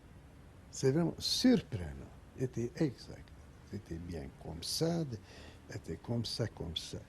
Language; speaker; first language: French; non-native, learner; Hungarian